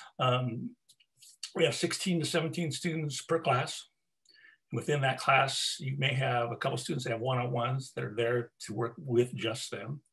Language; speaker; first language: English; native; English